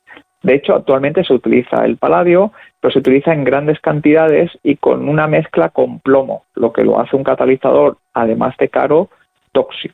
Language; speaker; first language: Spanish; native; Spanish